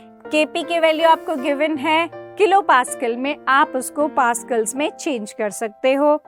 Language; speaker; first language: Hindi; native; Hindi